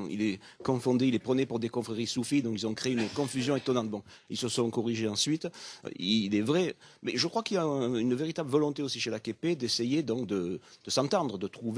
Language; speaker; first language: French; native; French